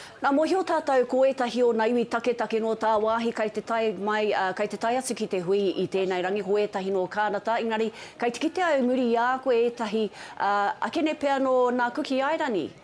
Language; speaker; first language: Māori; native; Māori